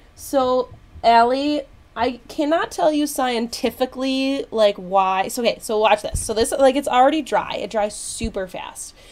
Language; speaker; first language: English; native; English